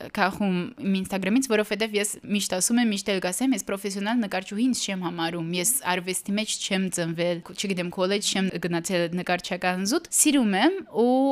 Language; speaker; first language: Armenian; early bilingual, heritage; Armenian